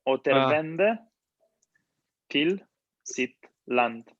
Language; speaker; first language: Swedish; non-native, fluent; Spanish